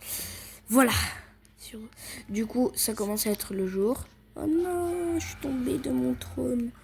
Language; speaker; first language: French; native; French